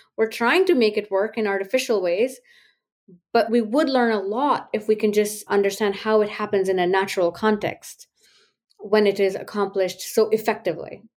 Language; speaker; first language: English; non-native, local second language; Hindi